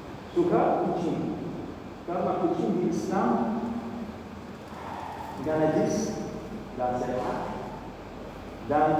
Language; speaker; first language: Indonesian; non-native, learner; Arabic